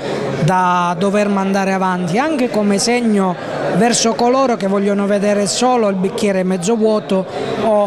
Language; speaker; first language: Italian; native; Italian